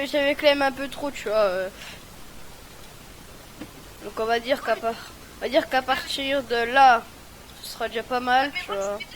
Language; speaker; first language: French; native; French